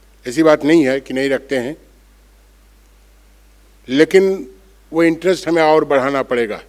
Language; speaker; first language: Hindi; non-native, local second language; Bangla